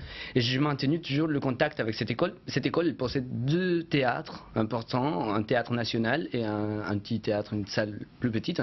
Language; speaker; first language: French; non-native, fluent; Spanish